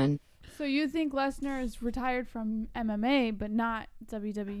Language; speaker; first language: English; native; English